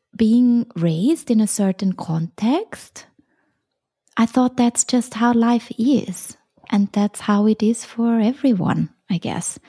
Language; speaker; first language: English; non-native, fluent; German